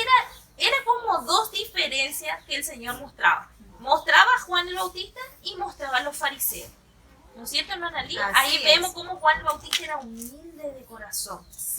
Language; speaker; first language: Spanish; native; Spanish